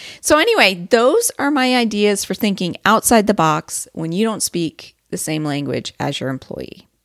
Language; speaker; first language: English; native; English